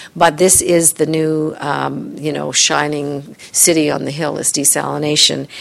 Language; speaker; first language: English; native; English